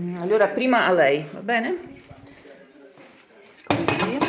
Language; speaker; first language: Italian; non-native, learner; Ukrainian